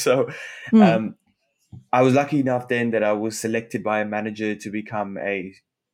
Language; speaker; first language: English; non-native, local second language; Urdu